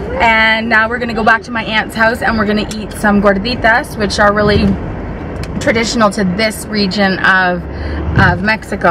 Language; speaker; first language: English; early bilingual, heritage; English